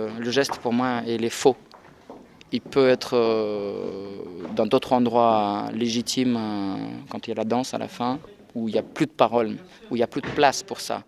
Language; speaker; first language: French; non-native, fluent; Russian